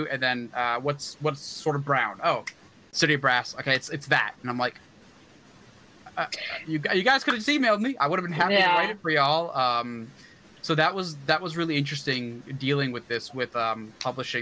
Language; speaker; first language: English; early bilingual, other home language; Hindi